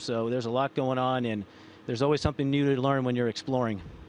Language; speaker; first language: English; early bilingual, other home language; Spanish